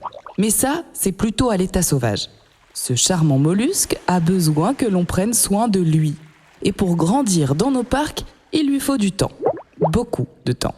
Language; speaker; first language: French; native; French